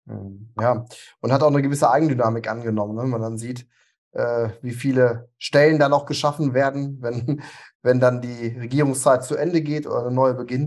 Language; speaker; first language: German; native; German